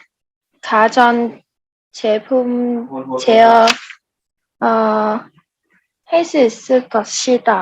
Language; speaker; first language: Korean; non-native, learner; Vietnamese